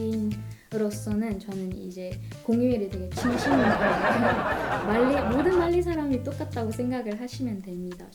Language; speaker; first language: Korean; non-native, fluent; Malay